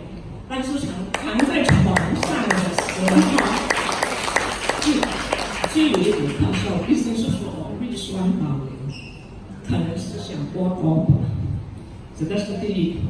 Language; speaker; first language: Chinese; early bilingual, heritage; Chinese